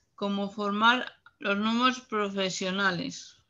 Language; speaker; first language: Spanish; native; Spanish